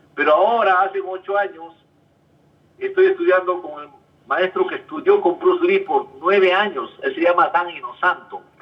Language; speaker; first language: Spanish; native; Spanish